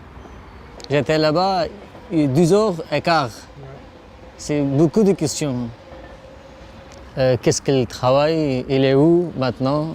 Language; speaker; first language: French; non-native, learner; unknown